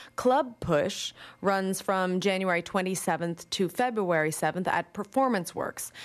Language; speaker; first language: English; native; English